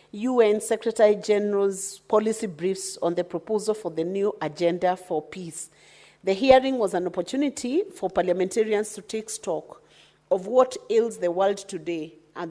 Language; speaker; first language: English; non-native, local second language; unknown